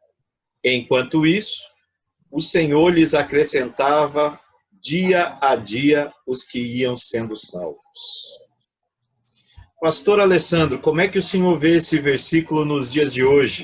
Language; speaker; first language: Portuguese; native; Portuguese